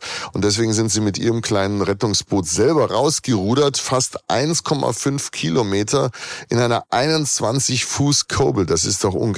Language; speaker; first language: German; native; German